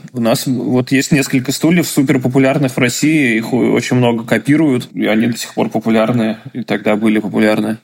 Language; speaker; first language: Russian; native; Russian